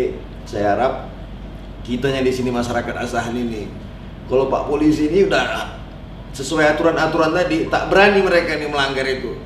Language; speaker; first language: Indonesian; native; Indonesian